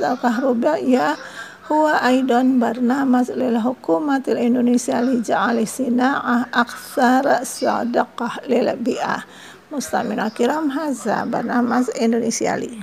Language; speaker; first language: Arabic; non-native, fluent; Indonesian